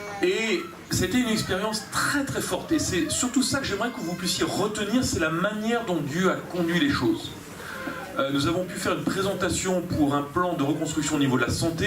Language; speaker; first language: French; native; French